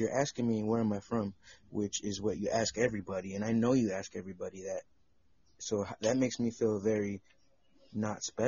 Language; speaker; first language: English; native; English